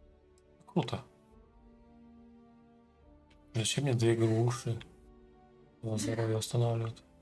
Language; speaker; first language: Russian; native; Russian